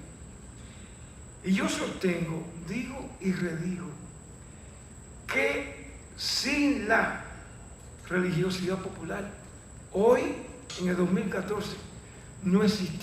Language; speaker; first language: Spanish; native; Spanish